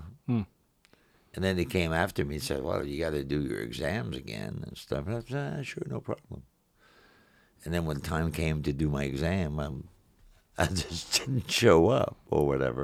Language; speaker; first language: English; non-native, fluent; French